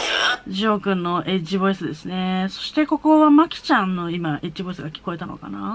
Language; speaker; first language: Japanese; native; Japanese